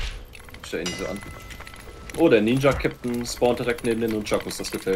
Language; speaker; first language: German; native; German